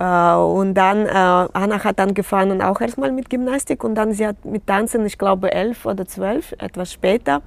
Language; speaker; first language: German; non-native, fluent; Russian